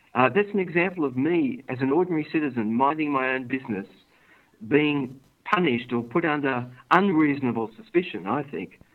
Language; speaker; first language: English; native; English